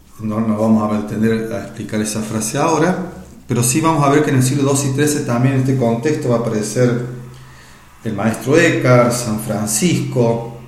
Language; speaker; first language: Spanish; native; Spanish